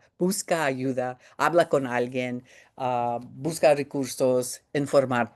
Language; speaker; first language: Spanish; early bilingual, heritage; Spanish